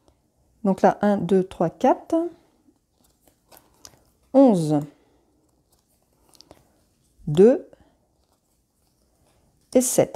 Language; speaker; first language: French; native; French